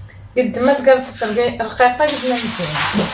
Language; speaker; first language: Arabic; native; Arabic